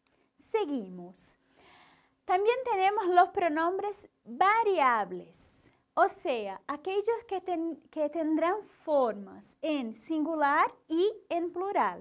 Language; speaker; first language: Spanish; non-native, fluent; Portuguese